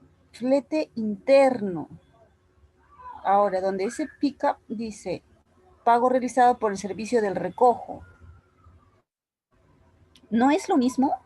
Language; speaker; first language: Spanish; native; Spanish